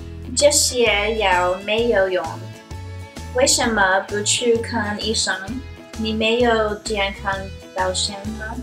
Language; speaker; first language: Chinese; non-native, learner; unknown